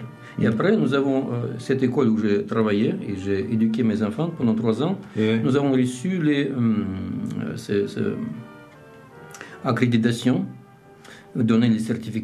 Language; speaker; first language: French; non-native, learner; Russian